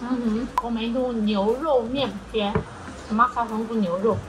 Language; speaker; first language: Portuguese; non-native, fluent; Chinese